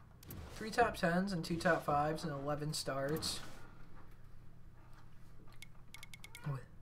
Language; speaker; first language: English; native; English